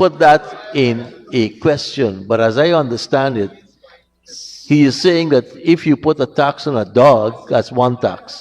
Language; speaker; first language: English; native; English